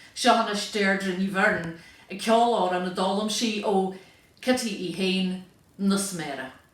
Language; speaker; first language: Irish; native; Irish